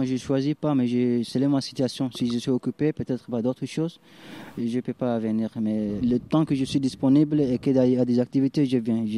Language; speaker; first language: French; non-native, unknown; Arabic